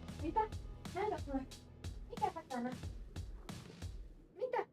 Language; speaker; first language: Finnish; native; Finnish